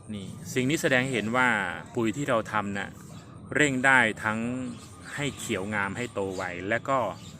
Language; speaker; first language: Thai; non-native, local second language; Khmer